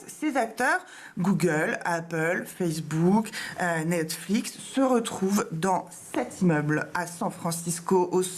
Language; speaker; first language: French; native; French